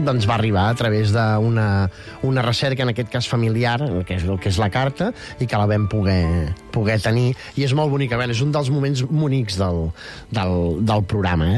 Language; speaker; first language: Catalan; native; Catalan